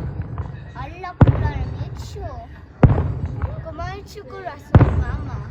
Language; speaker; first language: Spanish; early bilingual, other home language; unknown